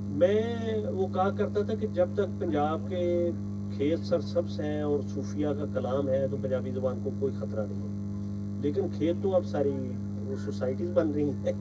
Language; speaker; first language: Urdu; non-native, local second language; Punjabi